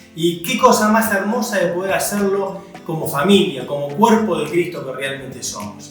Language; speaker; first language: Spanish; native; Spanish